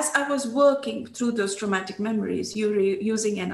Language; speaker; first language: English; non-native, local second language; Bangla